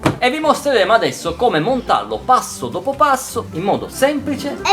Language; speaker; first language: Italian; native; Italian